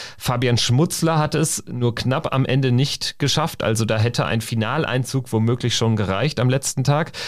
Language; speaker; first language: German; native; German